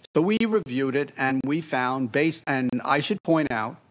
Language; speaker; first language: English; native; English